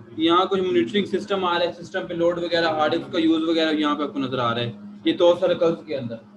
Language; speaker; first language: Urdu; native; Urdu